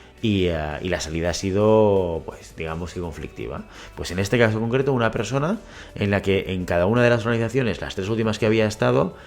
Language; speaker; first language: Spanish; native; Spanish